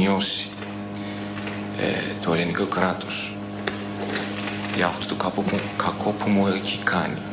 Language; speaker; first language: Greek; non-native, learner; Persian